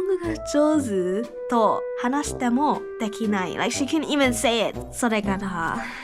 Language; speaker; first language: Japanese; non-native, learner; English